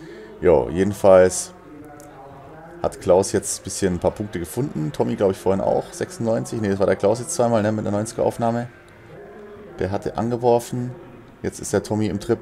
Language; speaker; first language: German; native; German